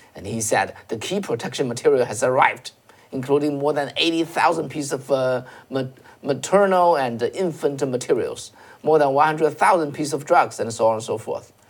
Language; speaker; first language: English; non-native, fluent; Chinese